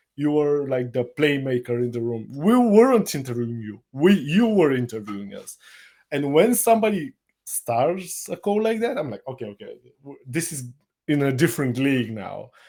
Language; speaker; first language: English; non-native, fluent; Bulgarian